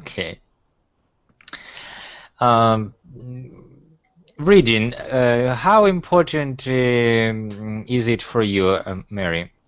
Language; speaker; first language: English; non-native, fluent; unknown